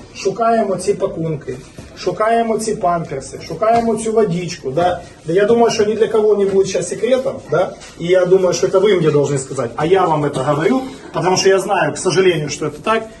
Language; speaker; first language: Ukrainian; non-native, local second language; Russian